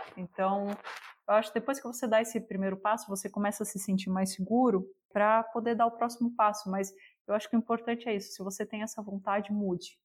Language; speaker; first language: Portuguese; non-native, local second language; German